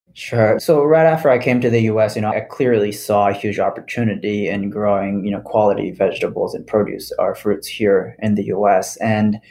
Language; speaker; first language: English; non-native, fluent; Japanese